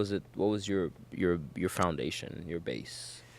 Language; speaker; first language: English; native; English